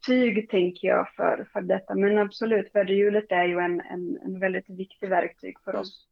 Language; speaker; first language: Swedish; non-native, fluent; Portuguese